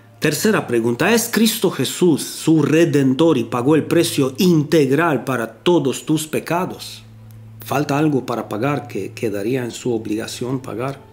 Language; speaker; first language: Spanish; non-native, fluent; Romanian